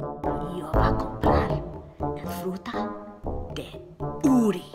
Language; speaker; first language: Spanish; non-native, learner; English